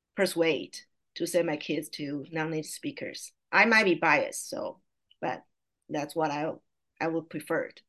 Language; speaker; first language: English; non-native, fluent; Chinese